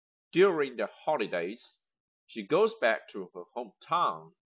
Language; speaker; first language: English; non-native, fluent; Chinese